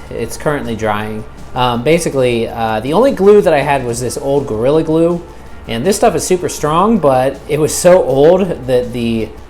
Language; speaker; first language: English; native; English